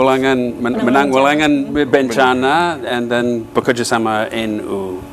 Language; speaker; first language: Indonesian; non-native, fluent; English